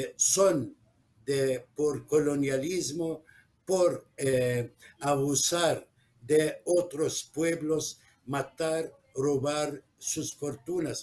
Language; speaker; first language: Spanish; non-native, fluent; Arabic